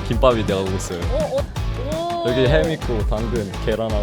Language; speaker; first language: Korean; early bilingual, heritage; Russian